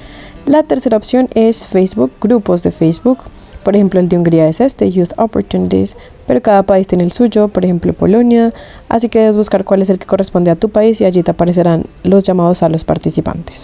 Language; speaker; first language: Spanish; native; Spanish